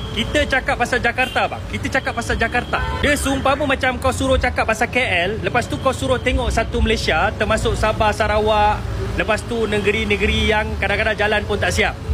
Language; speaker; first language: Malay; native; Malay